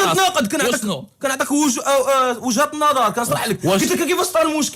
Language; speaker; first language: Arabic; native; Arabic